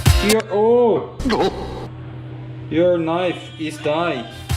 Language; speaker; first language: English; non-native, learner; Korean